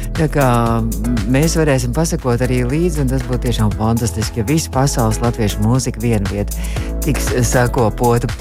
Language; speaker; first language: Latvian; native; Latvian